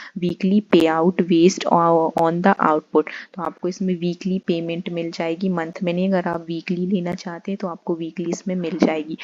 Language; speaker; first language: Hindi; native; Hindi